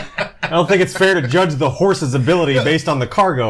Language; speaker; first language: English; native; English